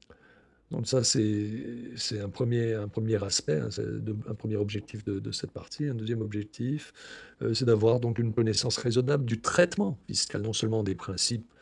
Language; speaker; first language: French; native; French